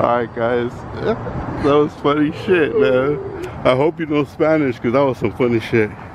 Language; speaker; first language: English; early bilingual, other home language; Spanish